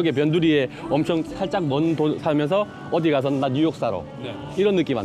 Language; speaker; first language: Korean; native; Korean